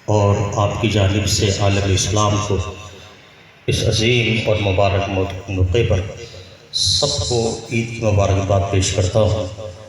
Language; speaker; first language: Urdu; native; Urdu